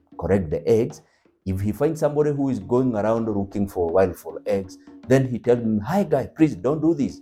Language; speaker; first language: English; non-native, local second language; Kikuyu